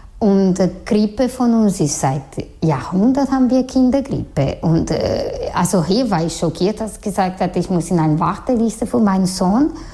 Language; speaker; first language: German; non-native, fluent; Portuguese